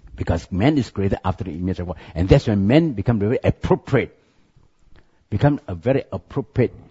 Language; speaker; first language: English; non-native, local second language; Chinese